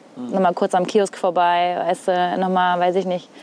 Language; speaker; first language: German; native; German